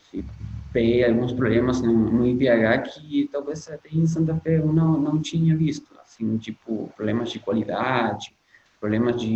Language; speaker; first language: Portuguese; non-native, fluent; Spanish